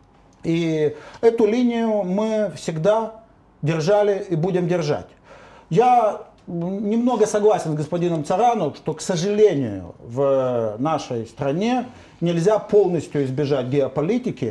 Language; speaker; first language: Russian; native; Russian